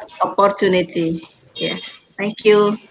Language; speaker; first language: English; non-native, learner; Indonesian